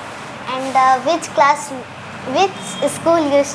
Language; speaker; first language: English; non-native, learner; Hindi